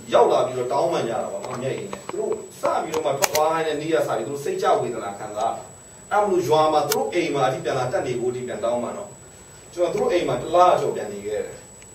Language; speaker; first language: Burmese; non-native, local second language; Hakha Chin